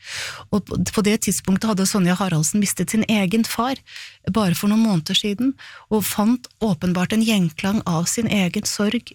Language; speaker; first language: Norwegian; native; Norwegian